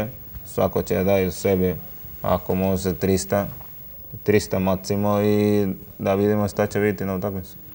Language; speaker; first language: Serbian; non-native, learner; Spanish